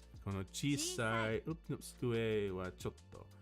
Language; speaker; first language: Japanese; non-native, learner; English